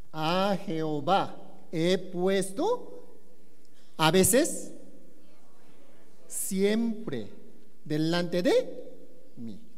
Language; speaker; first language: Spanish; non-native, learner; Korean